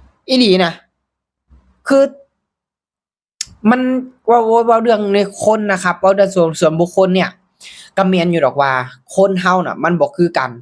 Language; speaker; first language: Thai; non-native, local second language; Northeastern Thai